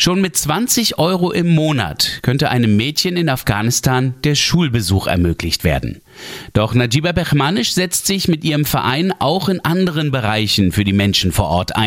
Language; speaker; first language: German; native; German